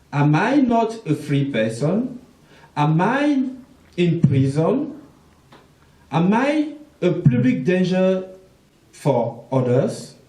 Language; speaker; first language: English; non-native, local second language; French